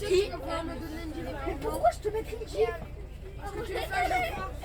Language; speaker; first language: French; native; French